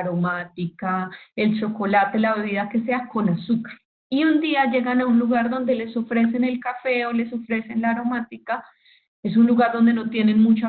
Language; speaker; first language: Spanish; native; Spanish